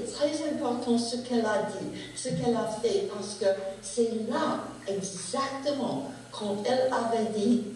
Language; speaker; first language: French; non-native, learner; English